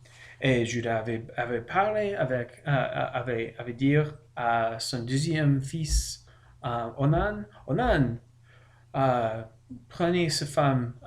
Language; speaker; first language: French; non-native, learner; English